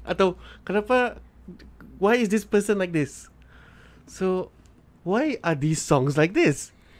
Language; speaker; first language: English; non-native, local second language; Malay